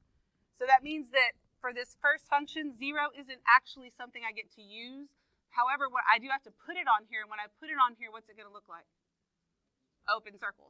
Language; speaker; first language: English; native; English